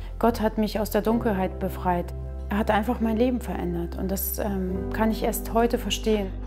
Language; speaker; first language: German; early bilingual, other home language; Russian